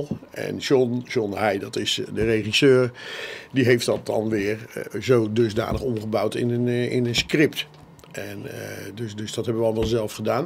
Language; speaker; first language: Dutch; native; Dutch